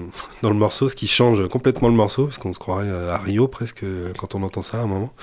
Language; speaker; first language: French; native; French